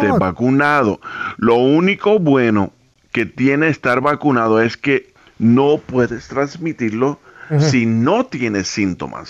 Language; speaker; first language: Spanish; early bilingual, heritage; Spanish